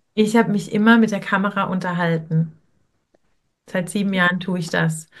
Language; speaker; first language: German; native; German